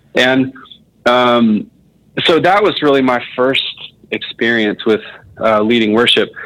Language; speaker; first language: English; native; English